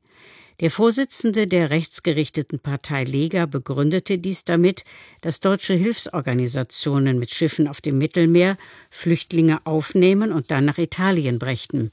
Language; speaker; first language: German; native; German